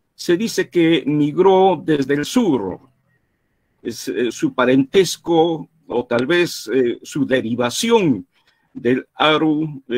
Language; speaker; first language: Spanish; native; Spanish